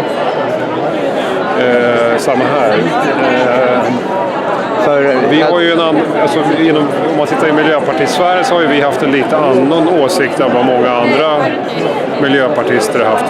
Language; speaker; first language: Swedish; native; Swedish